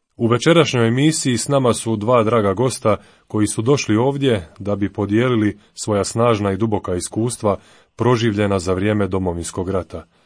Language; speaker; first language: Croatian; native; Croatian